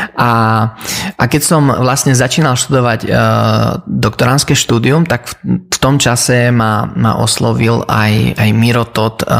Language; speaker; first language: Slovak; early bilingual, heritage; Slovak